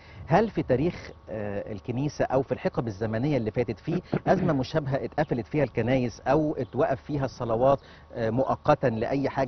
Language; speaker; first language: Arabic; native; Arabic